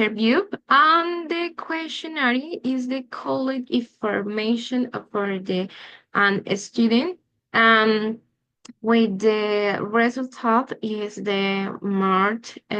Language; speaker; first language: English; non-native, learner; Spanish